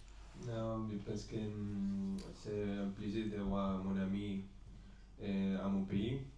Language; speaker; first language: French; non-native, fluent; Spanish